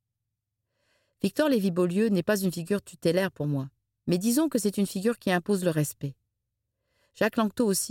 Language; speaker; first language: French; native; French